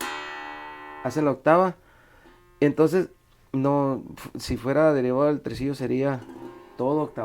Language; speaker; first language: Spanish; native; Spanish